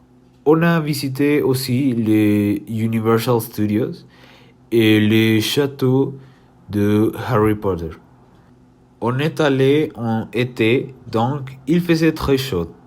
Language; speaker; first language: French; non-native, learner; Spanish